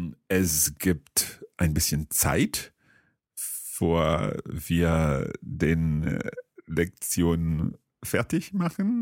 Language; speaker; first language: German; non-native, learner; English